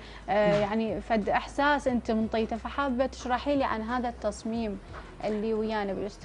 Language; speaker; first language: Arabic; native; Arabic